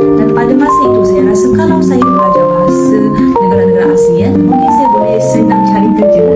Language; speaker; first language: Malay; non-native, fluent; Chinese